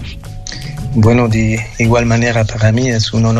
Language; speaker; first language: Spanish; non-native, fluent; French